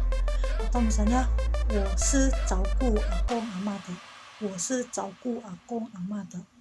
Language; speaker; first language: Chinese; non-native, fluent; Indonesian